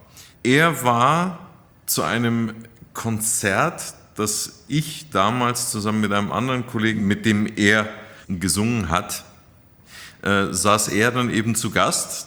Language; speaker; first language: German; native; German